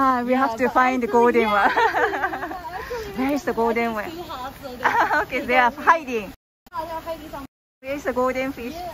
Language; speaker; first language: English; non-native, fluent; Japanese